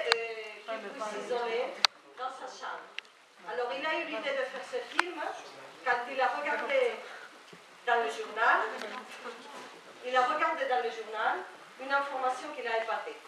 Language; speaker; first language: French; non-native, fluent; Spanish